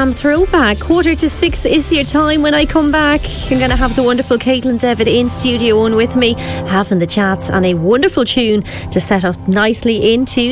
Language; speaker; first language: English; native; English